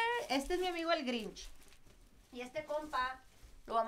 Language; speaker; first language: Spanish; early bilingual, heritage; Spanish